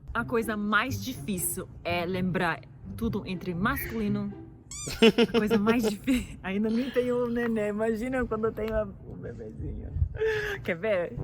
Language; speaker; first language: Portuguese; non-native, fluent; English